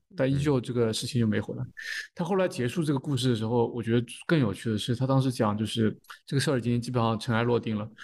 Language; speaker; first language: Chinese; native; Chinese